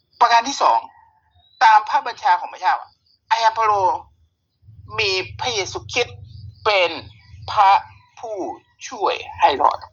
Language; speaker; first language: Thai; native; Thai